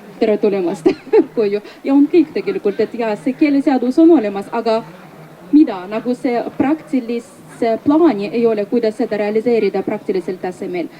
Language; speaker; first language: Estonian; non-native, fluent; Russian